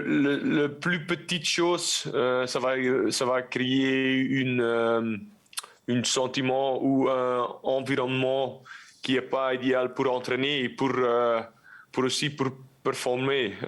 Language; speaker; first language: French; non-native, local second language; Dutch